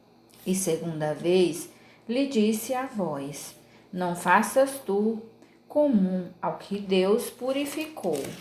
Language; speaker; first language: Portuguese; native; Portuguese